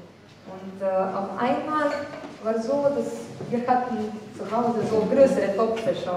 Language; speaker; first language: German; non-native, fluent; Slovenian